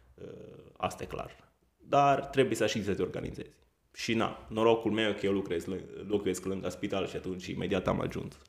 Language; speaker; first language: Romanian; non-native, fluent; Italian